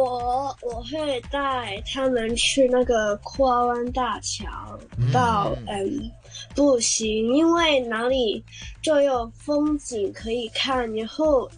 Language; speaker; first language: Chinese; non-native, local second language; Cantonese